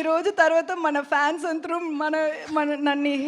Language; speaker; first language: Telugu; non-native, learner; Tamil